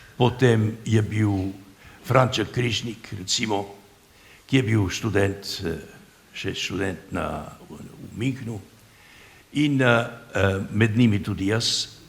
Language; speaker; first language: Slovenian; native; Slovenian